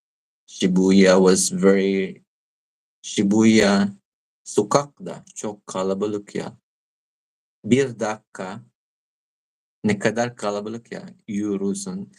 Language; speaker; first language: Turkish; non-native, learner; Filipino